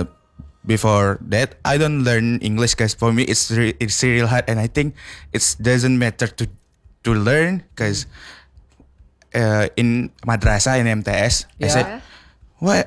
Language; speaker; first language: English; non-native, learner; Indonesian